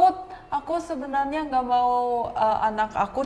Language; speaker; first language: Indonesian; early bilingual, other home language; Korean